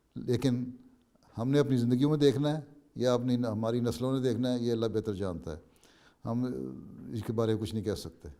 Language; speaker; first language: Urdu; native; Urdu